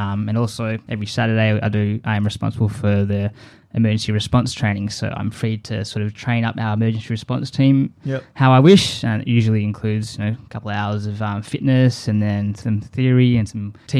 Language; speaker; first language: English; native; English